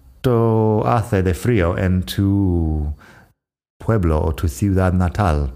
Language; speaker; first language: Spanish; non-native, fluent; English